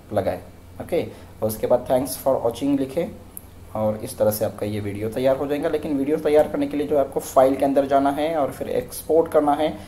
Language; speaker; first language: Hindi; non-native, local second language; Marathi